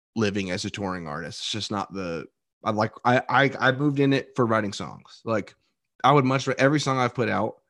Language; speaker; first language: English; native; English